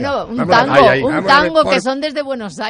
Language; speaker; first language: Spanish; native; Spanish